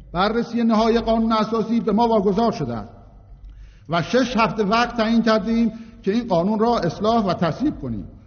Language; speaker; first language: Persian; non-native, local second language; Azerbaijani